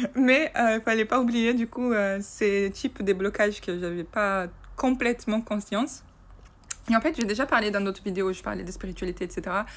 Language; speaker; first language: French; non-native, fluent; Portuguese